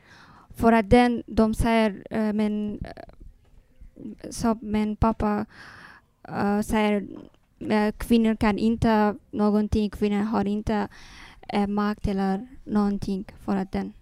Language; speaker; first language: Swedish; non-native, learner; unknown